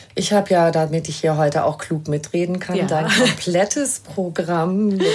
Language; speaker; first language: German; early bilingual, other home language; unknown